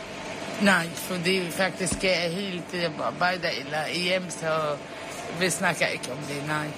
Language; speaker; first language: Danish; non-native, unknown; Arabic